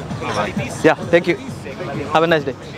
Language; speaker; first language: English; non-native, learner; Tigrinya